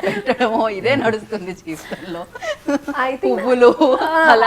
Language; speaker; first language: Telugu; native; Telugu